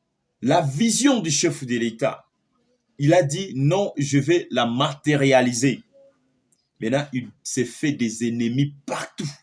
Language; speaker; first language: French; non-native, local second language; Lingala